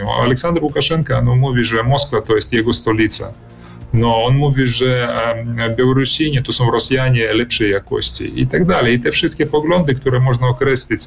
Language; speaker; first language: Polish; early bilingual, heritage; Polish